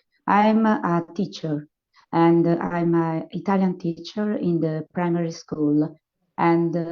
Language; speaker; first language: English; non-native, learner; Italian